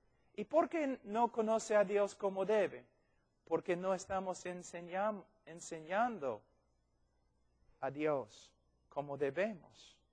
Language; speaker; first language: Spanish; non-native, fluent; English